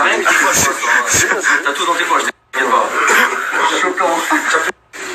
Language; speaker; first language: French; native; French